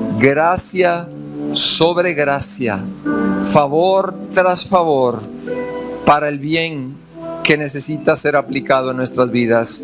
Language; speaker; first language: Spanish; native; Spanish